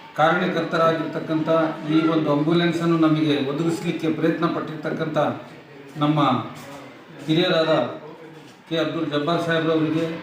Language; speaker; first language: Kannada; non-native, local second language; Urdu